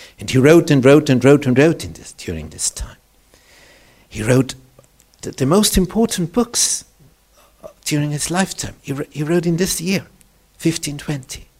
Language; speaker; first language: English; non-native, fluent; German